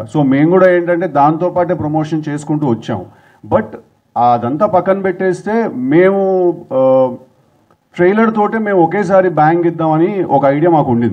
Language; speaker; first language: Telugu; native; Telugu